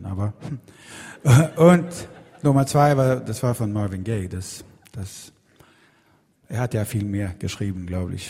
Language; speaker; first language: German; non-native, fluent; Swedish